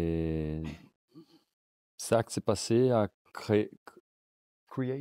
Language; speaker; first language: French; non-native, learner; Portuguese